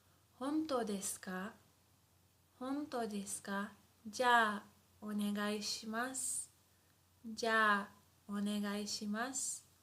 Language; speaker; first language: Japanese; non-native, fluent; English